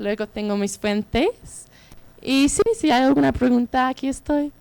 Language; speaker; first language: Spanish; non-native, fluent; English